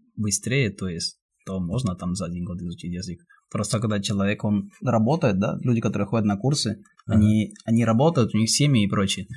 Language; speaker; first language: Russian; non-native, fluent; Spanish